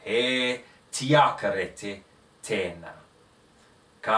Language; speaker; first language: Māori; non-native, local second language; English